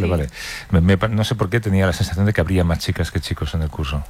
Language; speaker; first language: Spanish; native; Spanish